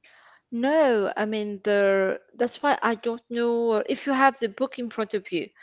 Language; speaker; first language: English; non-native, fluent; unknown